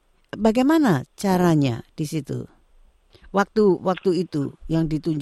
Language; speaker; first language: Indonesian; native; Indonesian